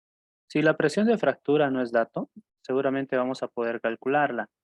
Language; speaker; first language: Spanish; native; Spanish